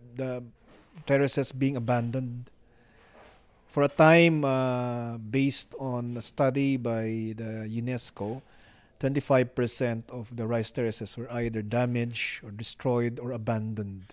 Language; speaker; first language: English; non-native, local second language; Filipino